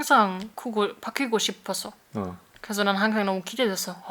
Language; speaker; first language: Korean; non-native, fluent; German